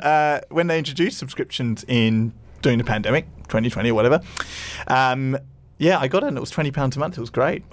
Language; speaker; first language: English; native; English